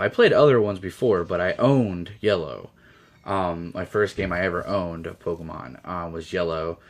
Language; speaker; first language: English; native; English